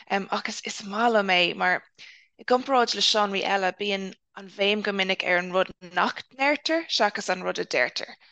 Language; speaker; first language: Irish; non-native, local second language; English